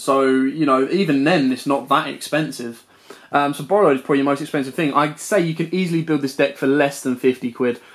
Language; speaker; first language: English; native; English